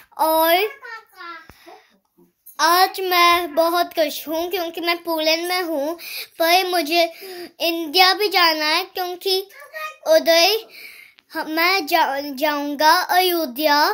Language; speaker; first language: Hindi; early bilingual, heritage; Hindi